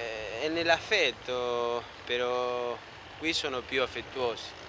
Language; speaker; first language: Italian; non-native, fluent; Spanish